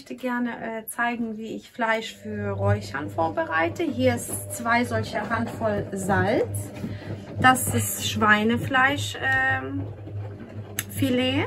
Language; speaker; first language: German; non-native, learner; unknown